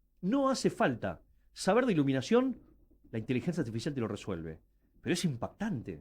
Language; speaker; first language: Spanish; early bilingual, other home language; Chinese